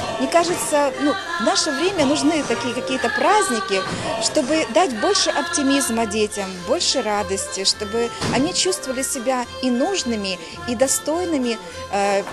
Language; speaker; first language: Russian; non-native, local second language; Ukrainian